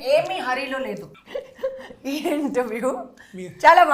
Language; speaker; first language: Telugu; non-native, learner; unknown